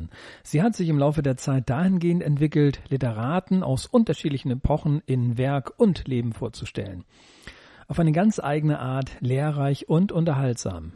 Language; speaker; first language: German; native; German